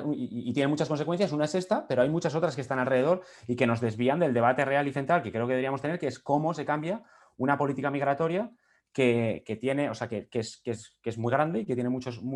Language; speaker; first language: Spanish; native; Spanish